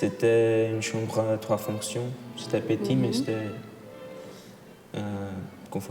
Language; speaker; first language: French; non-native, fluent; Portuguese